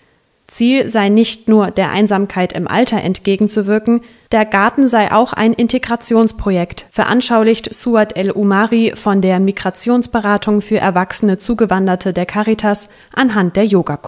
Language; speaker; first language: German; native; German